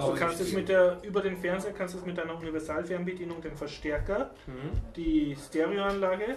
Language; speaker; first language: German; native; German